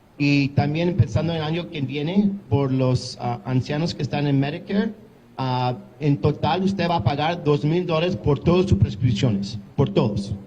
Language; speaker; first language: Spanish; early bilingual, heritage; English